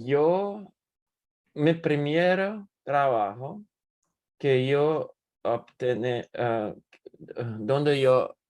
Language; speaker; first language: Spanish; non-native, learner; English